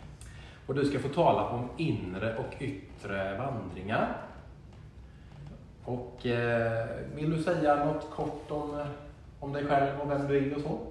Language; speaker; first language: Swedish; native; Swedish